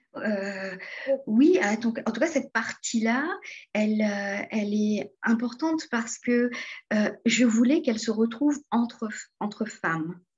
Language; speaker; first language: French; non-native, local second language; Morisyen